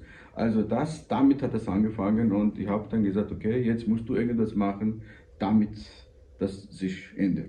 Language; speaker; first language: German; non-native, fluent; Georgian